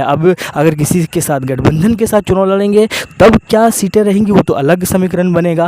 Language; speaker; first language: Hindi; native; Hindi